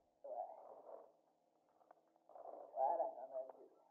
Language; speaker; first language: French; native; French